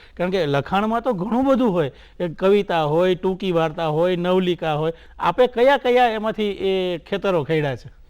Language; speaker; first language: Gujarati; native; Gujarati